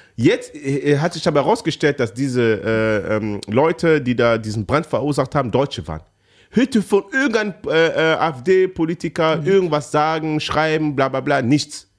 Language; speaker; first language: German; early bilingual, other home language; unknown